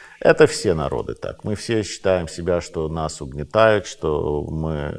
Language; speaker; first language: Russian; native; Russian